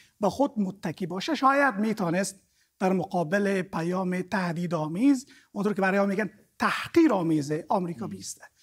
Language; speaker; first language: Persian; native; Persian